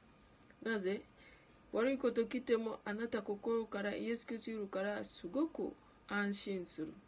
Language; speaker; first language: Japanese; non-native, learner; Ganda